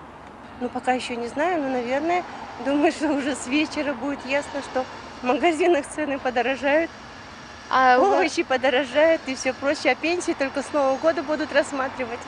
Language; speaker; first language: Russian; native; Russian